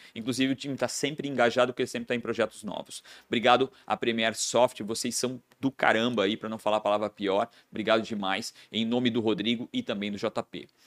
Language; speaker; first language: Portuguese; native; Portuguese